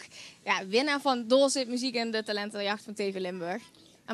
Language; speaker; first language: Dutch; native; Dutch